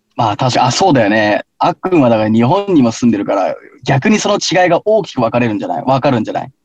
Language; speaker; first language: Japanese; early bilingual, heritage; English